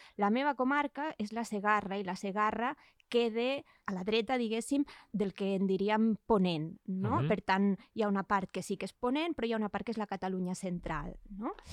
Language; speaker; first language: Catalan; native; Catalan